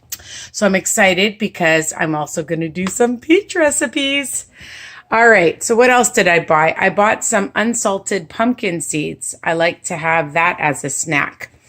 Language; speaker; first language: English; native; English